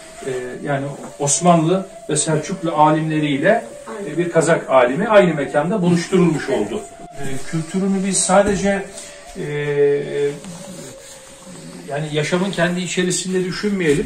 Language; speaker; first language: Turkish; native; Turkish